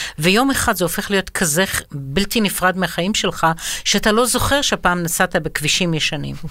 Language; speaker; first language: Hebrew; non-native, fluent; Arabic